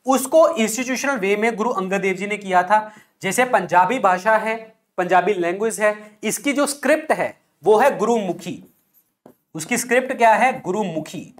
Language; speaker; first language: Hindi; non-native, local second language; Punjabi